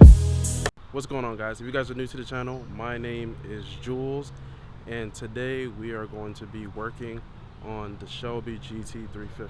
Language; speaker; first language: English; native; English